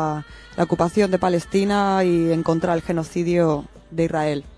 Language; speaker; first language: Spanish; native; Spanish